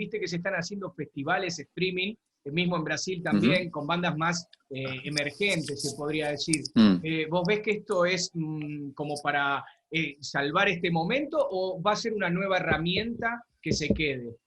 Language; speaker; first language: Spanish; native; Spanish